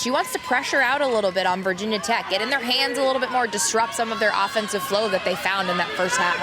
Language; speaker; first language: English; native; English